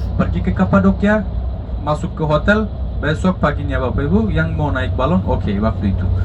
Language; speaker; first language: Indonesian; non-native, fluent; Turkish